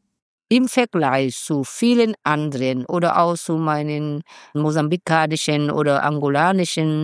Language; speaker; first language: German; non-native, fluent; Vietnamese